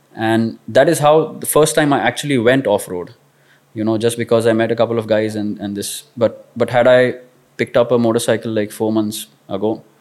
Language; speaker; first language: English; non-native, local second language; Marathi